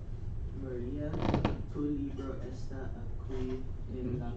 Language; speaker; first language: Spanish; non-native, learner; English